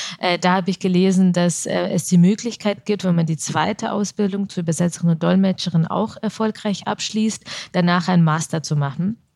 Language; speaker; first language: German; early bilingual, other home language; Russian